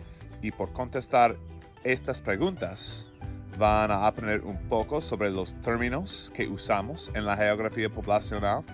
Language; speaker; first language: Spanish; non-native, fluent; English